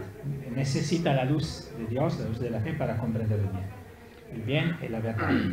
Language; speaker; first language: Spanish; non-native, learner; Italian